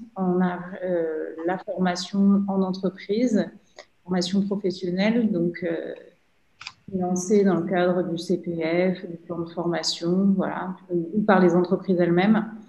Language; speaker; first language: French; native; French